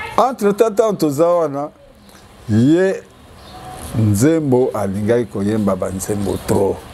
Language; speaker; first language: Lingala; native; Lingala